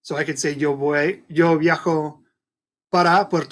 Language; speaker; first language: Spanish; non-native, fluent; English